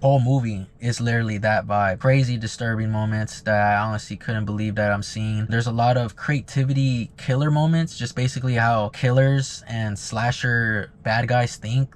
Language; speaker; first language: English; native; English